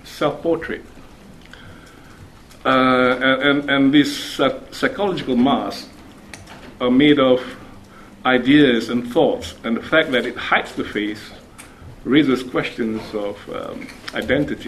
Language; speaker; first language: English; non-native, local second language; Malay